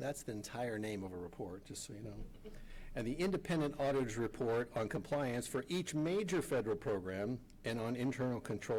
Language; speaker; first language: English; native; English